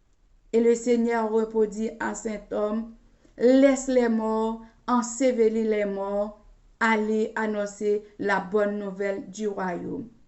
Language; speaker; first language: French; non-native, local second language; Haitian Creole